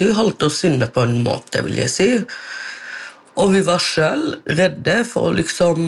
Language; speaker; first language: Norwegian; non-native, local second language; Romany